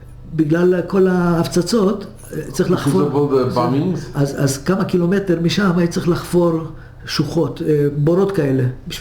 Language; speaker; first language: Hebrew; early bilingual, other home language; Hungarian